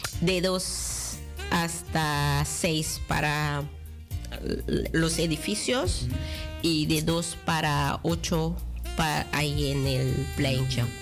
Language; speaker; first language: Spanish; non-native, local second language; Dutch